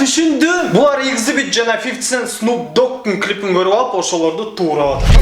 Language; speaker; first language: Kyrgyz; native; Kyrgyz